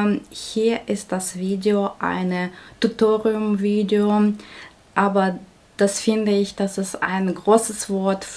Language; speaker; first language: German; non-native, fluent; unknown